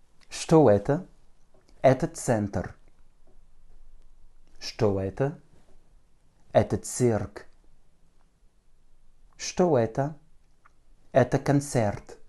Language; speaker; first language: Russian; non-native, fluent; French